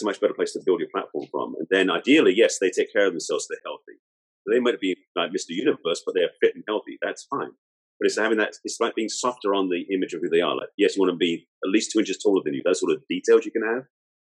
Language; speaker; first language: English; native; English